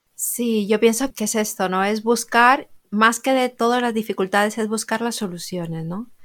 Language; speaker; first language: Spanish; native; Spanish